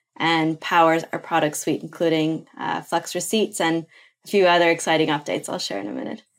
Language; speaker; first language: English; non-native, fluent; Portuguese